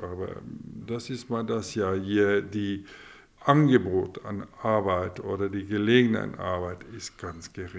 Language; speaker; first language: German; non-native, local second language; Afrikaans